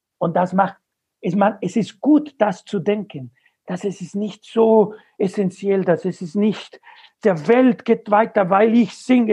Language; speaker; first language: German; non-native, fluent; Spanish